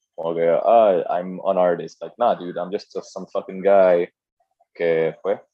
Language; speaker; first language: Spanish; native; Spanish